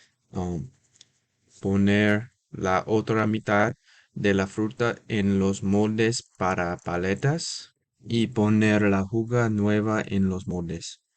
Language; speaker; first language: Spanish; non-native, learner; English